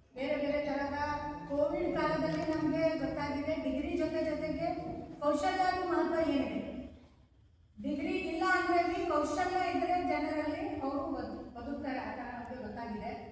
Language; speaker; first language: Kannada; non-native, local second language; Urdu